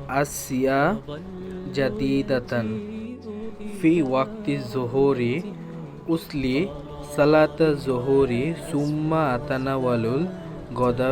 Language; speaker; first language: Arabic; non-native, learner; Malay